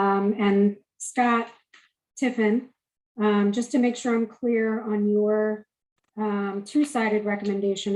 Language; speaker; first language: English; native; English